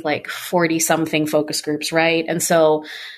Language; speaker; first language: English; non-native, local second language; Filipino